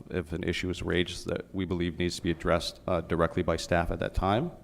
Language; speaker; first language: English; native; English